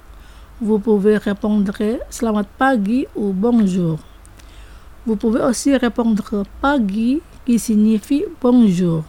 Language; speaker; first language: French; non-native, fluent; Indonesian